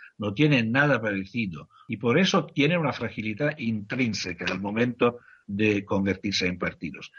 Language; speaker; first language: Spanish; non-native, fluent; Italian